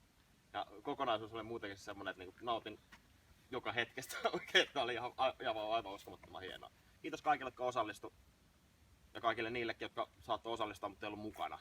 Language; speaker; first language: Finnish; native; Finnish